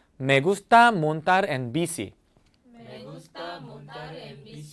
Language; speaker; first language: Spanish; non-native, fluent; Korean